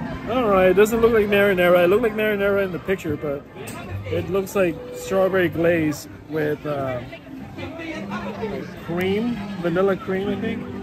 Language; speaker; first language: English; early bilingual, other home language; Spanish